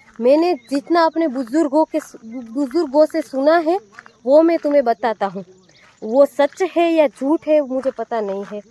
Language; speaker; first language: Hindi; non-native, local second language; Gujarati